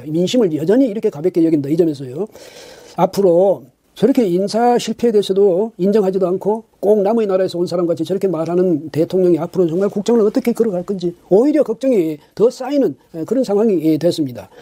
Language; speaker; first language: Korean; native; Korean